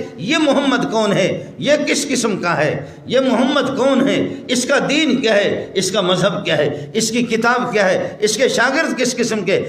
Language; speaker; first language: Urdu; non-native, local second language; Baluchi